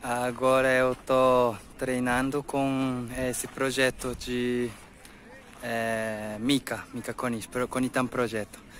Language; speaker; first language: Portuguese; non-native, learner; Japanese